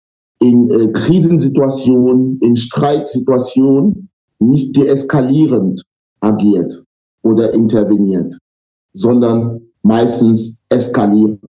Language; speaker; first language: German; non-native, fluent; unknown